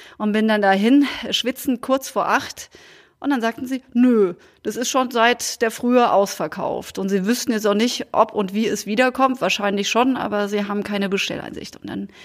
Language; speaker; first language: German; native; German